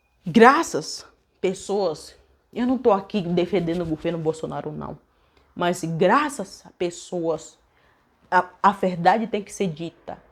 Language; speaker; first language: Portuguese; non-native, local second language; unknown